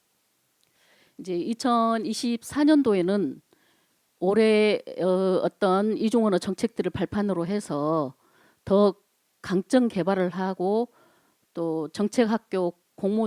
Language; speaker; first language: Korean; native; Korean